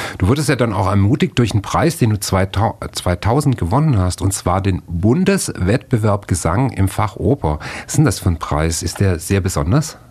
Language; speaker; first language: German; native; German